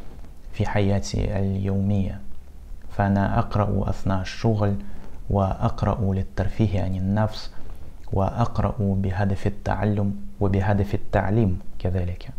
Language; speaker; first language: Arabic; non-native, fluent; Russian